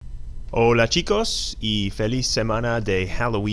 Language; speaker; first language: Spanish; non-native, fluent; English